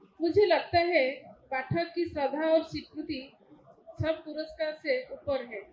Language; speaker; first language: Hindi; non-native, local second language; Odia